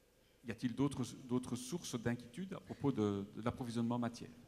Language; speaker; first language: French; native; French